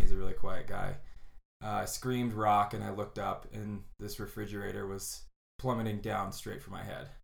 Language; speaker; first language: English; native; English